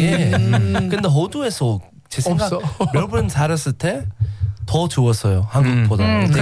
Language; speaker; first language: Korean; non-native, learner; English